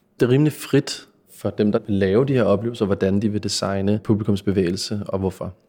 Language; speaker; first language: Danish; native; Danish